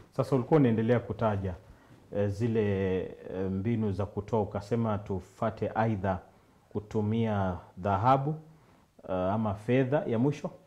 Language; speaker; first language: Swahili; native; Swahili